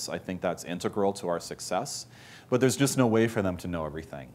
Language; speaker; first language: English; native; English